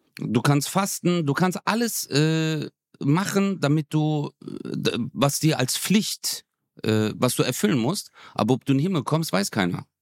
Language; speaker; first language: German; early bilingual, other home language; Turkish